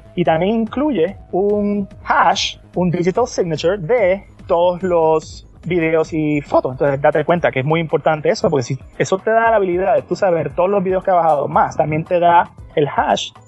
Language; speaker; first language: Spanish; native; Spanish